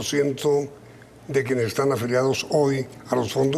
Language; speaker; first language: Spanish; native; Spanish